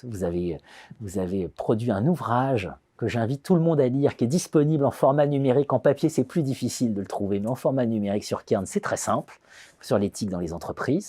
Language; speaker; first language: French; native; French